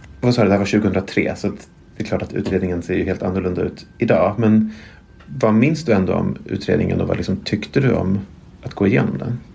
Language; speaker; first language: Swedish; native; Swedish